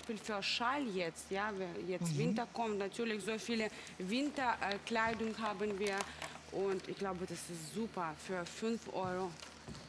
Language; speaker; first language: German; non-native, fluent; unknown